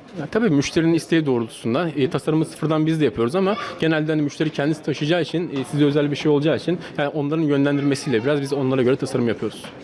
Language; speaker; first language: Turkish; native; Turkish